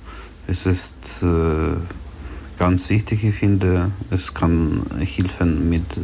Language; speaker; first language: German; non-native, learner; Ukrainian